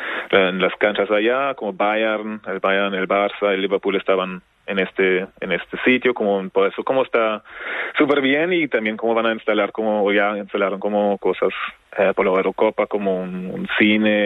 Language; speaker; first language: Spanish; non-native, fluent; German